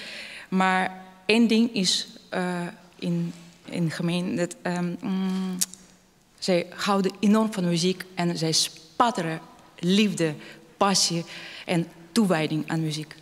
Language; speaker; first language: Dutch; non-native, fluent; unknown